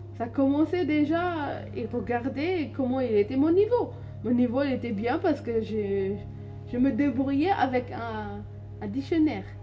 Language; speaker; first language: French; non-native, learner; Hindi